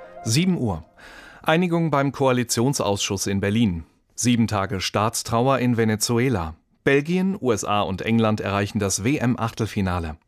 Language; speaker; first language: German; native; German